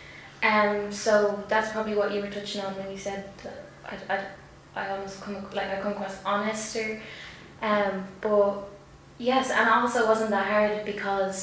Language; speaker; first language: English; native; English